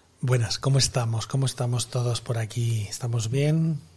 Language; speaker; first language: Spanish; native; Spanish